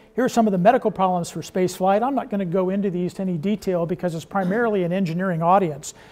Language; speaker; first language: English; native; English